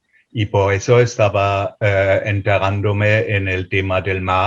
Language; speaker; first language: Spanish; non-native, fluent; German